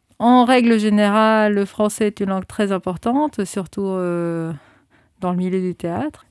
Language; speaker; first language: French; non-native, fluent; Spanish